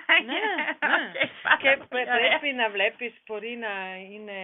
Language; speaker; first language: Greek; non-native, learner; German